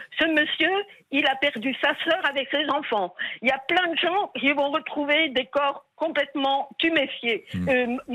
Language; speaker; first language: French; native; French